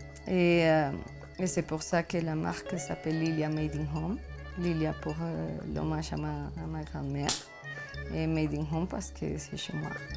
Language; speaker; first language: French; non-native, fluent; Spanish